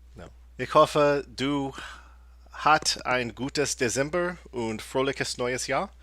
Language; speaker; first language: German; non-native, learner; English